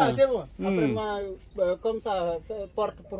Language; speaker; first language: French; non-native, local second language; Wolof